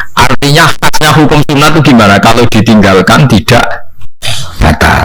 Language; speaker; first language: Indonesian; non-native, local second language; Javanese